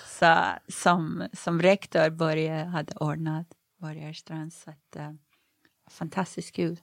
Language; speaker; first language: Swedish; non-native, fluent; Persian